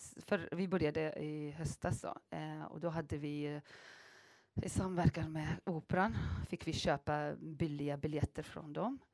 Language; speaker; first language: Swedish; non-native, fluent; Arabic